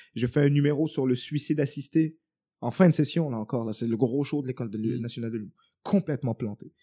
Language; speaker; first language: French; native; French